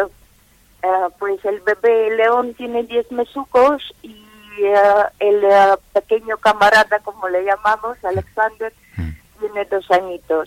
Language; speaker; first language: Spanish; non-native, fluent; Ukrainian